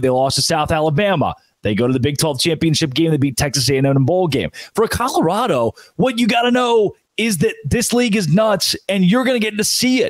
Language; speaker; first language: English; native; English